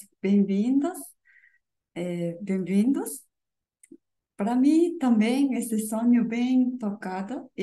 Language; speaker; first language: Portuguese; non-native, learner; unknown